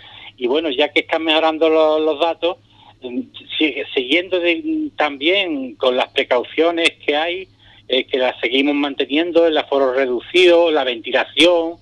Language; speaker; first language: Spanish; native; Spanish